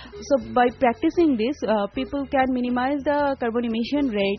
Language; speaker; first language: English; non-native, local second language; Bangla